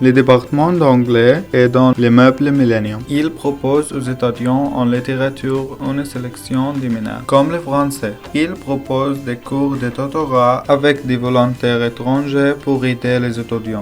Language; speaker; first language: French; non-native, learner; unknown